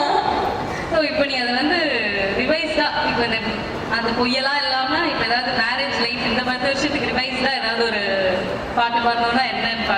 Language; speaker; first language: Tamil; non-native, learner; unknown